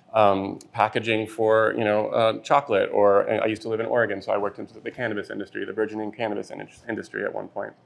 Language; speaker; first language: English; native; English